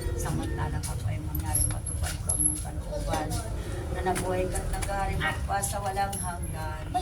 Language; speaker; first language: Filipino; native; Filipino